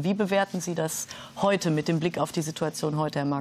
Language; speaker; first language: German; native; German